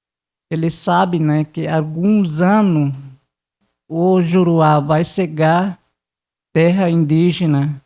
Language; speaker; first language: Portuguese; non-native, local second language; Guarani